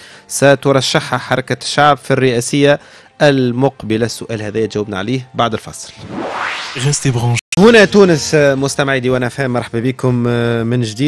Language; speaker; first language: Arabic; native; Arabic